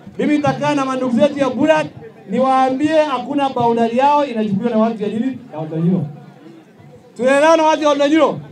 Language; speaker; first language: Swahili; non-native, local second language; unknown